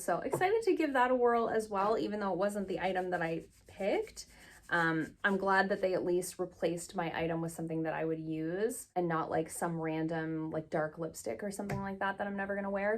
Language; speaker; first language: English; native; English